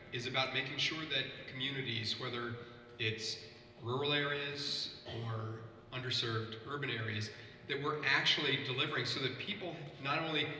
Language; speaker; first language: English; native; English